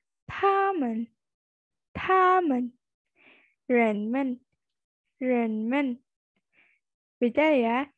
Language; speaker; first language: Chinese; non-native, fluent; Indonesian